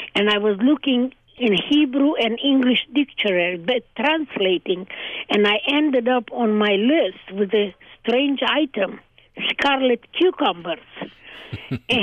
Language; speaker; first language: English; early bilingual, other home language; Hungarian